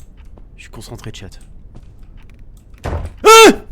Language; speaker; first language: French; native; French